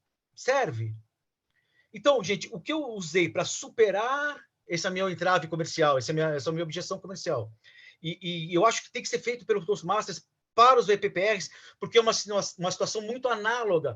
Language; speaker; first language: Portuguese; native; Portuguese